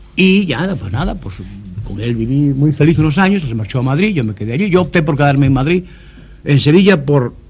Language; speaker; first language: Spanish; non-native, local second language; Galician